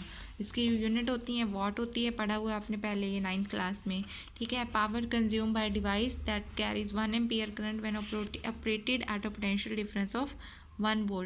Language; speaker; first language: Hindi; native; Hindi